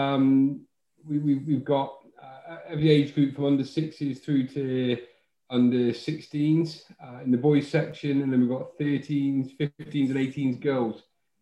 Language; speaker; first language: English; native; English